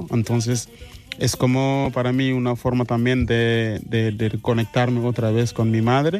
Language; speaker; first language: Spanish; non-native, fluent; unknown